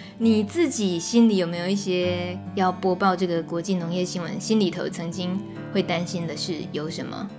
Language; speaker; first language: Chinese; native; Chinese